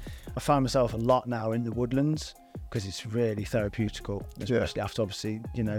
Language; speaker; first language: English; native; English